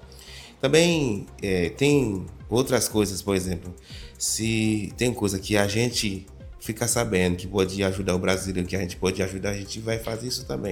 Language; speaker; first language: Portuguese; non-native, fluent; Haitian Creole